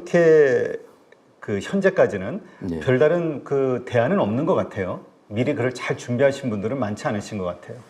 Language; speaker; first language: Korean; native; Korean